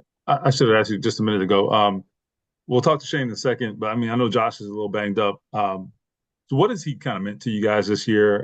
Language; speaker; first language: English; native; English